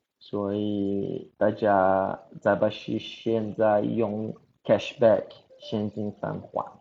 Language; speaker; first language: Chinese; non-native, learner; Portuguese